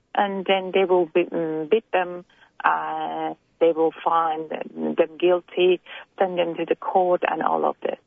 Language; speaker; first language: English; non-native, fluent; Persian